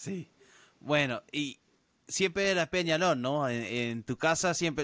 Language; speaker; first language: Spanish; early bilingual, heritage; Spanish